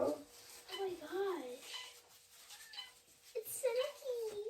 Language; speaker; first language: English; native; English